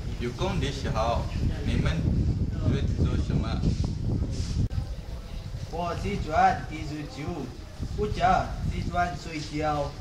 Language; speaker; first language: Chinese; non-native, learner; Malay